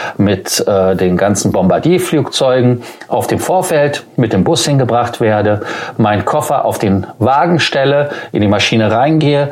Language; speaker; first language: German; native; German